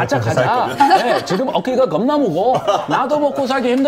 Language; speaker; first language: Korean; non-native, fluent; English